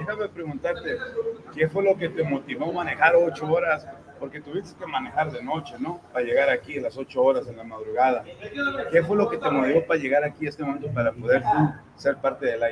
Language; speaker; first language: Spanish; early bilingual, heritage; Spanish